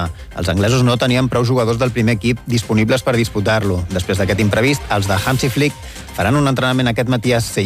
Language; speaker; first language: Catalan; native; Catalan